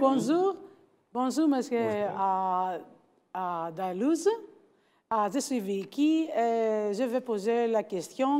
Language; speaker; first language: French; non-native, learner; Greek